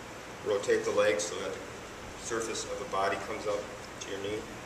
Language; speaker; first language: English; native; English